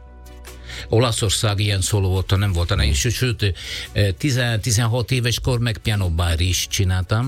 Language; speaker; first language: Hungarian; non-native, learner; Italian